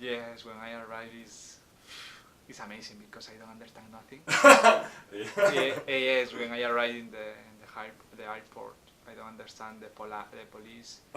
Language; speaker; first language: English; non-native, learner; Spanish